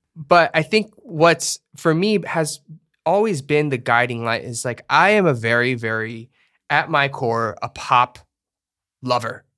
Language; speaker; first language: English; native; English